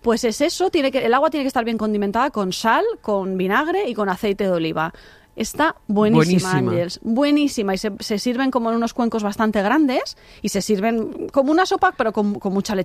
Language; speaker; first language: Spanish; native; Spanish